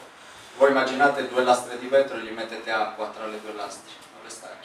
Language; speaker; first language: Italian; native; Italian